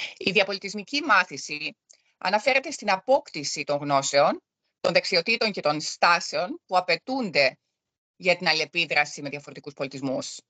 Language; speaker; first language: Greek; early bilingual, other home language; German